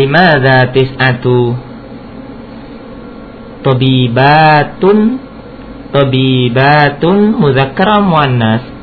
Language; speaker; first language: Arabic; non-native, fluent; Indonesian